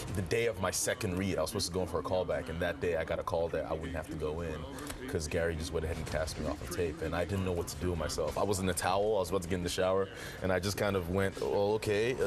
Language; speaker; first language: English; non-native, local second language; Yoruba